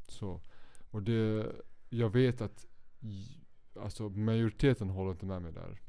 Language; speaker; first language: Swedish; native; Swedish